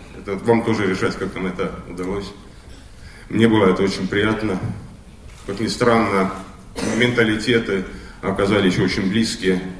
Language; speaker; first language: Russian; non-native, local second language; Estonian